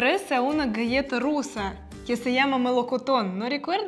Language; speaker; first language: Spanish; non-native, fluent; Russian